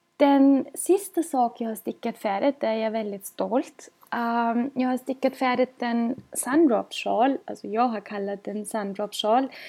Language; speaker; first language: Swedish; non-native, fluent; German